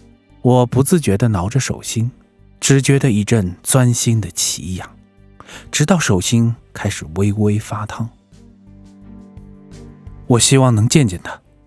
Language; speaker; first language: Chinese; native; Chinese